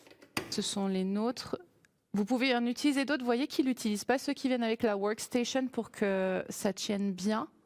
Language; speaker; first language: French; native; French